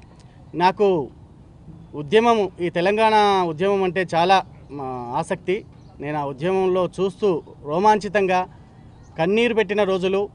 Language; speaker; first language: Telugu; native; Telugu